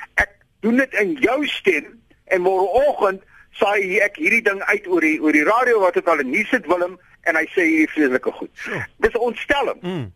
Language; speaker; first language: Afrikaans; native; Afrikaans